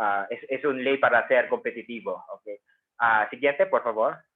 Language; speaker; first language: Spanish; non-native, fluent; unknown